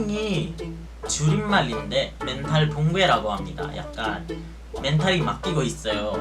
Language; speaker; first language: Korean; non-native, fluent; Filipino